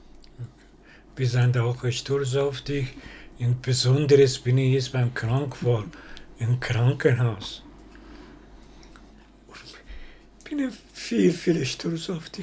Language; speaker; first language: German; non-native, learner; Persian